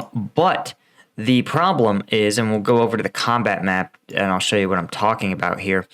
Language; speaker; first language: English; native; English